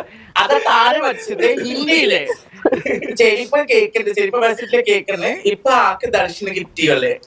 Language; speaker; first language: Malayalam; non-native, local second language; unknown